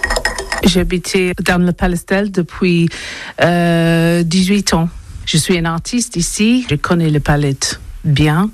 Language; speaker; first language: French; non-native, learner; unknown